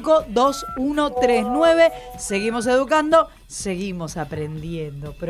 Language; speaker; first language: Spanish; native; Spanish